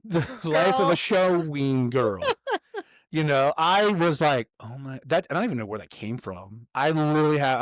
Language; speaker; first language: English; native; English